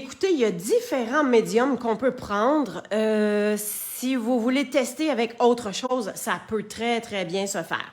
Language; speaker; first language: French; native; French